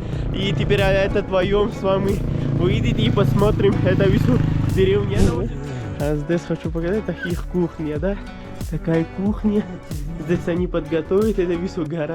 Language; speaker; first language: Russian; non-native, learner; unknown